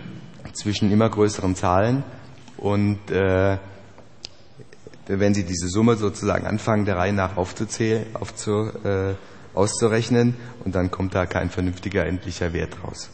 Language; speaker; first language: German; native; German